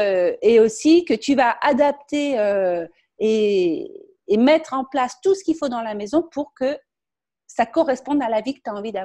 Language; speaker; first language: French; native; French